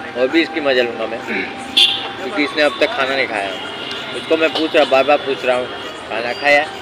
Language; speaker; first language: Hindi; non-native, local second language; Bhili